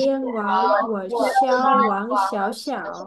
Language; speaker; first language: Chinese; non-native, learner; Vietnamese